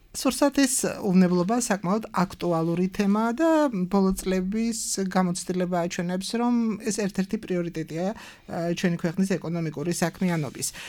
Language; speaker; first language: Georgian; native; Georgian